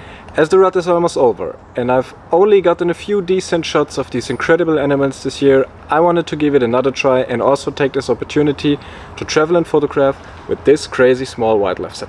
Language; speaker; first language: English; non-native, fluent; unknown